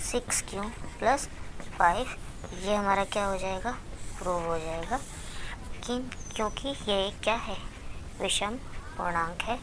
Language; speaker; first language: Hindi; native; Hindi